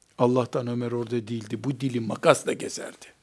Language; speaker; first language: Turkish; native; Turkish